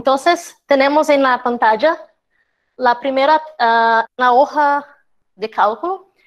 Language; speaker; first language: Spanish; non-native, fluent; Portuguese